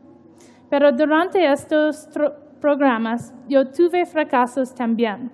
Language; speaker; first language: Spanish; non-native, learner; English